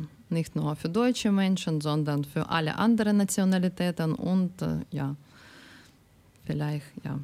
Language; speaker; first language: German; non-native, learner; Ukrainian